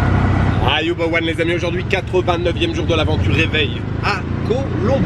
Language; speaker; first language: French; native; French